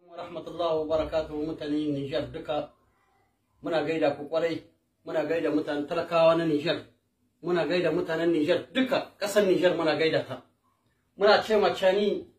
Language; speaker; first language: Hausa; native; Hausa